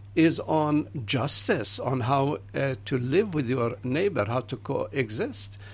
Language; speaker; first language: English; non-native, fluent; Arabic